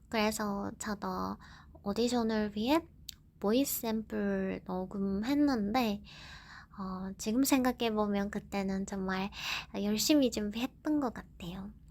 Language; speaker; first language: Korean; non-native, fluent; Japanese